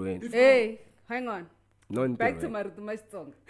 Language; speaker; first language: English; non-native, local second language; Tsonga